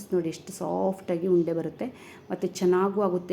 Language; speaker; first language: Kannada; native; Kannada